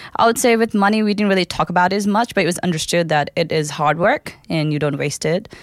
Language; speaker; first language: English; non-native, local second language; Nepali